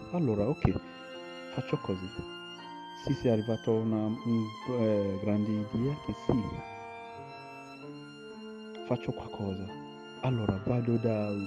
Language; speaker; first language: Italian; non-native, learner; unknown